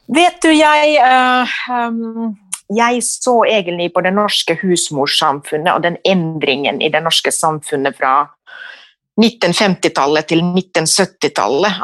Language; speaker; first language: Norwegian; non-native, fluent; Finnish